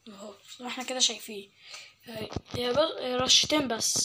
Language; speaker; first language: Arabic; native; Arabic